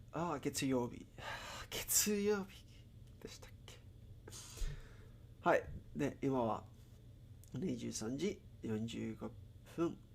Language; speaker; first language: Japanese; non-native, learner; English